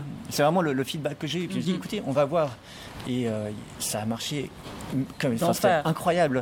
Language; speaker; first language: French; native; French